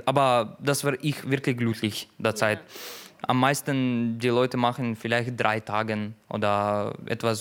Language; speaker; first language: German; non-native, learner; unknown